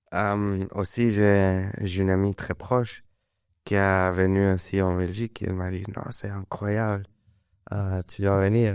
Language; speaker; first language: French; non-native, learner; Spanish